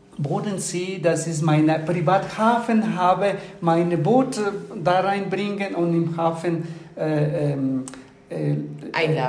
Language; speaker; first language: German; non-native, fluent; Spanish